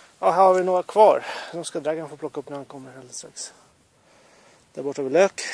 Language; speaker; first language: Swedish; early bilingual, other home language; Serbian